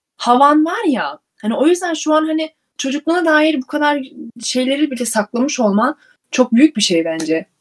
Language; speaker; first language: Turkish; early bilingual, heritage; Turkish